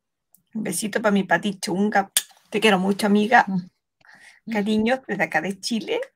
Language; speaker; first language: Spanish; native; Spanish